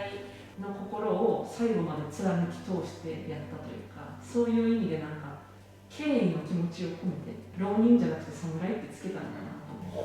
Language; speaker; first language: Japanese; native; Japanese